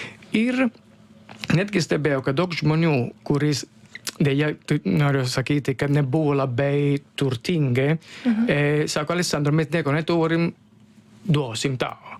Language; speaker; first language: Lithuanian; non-native, learner; Italian